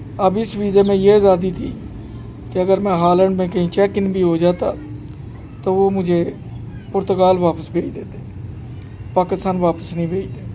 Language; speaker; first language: Urdu; non-native, local second language; Punjabi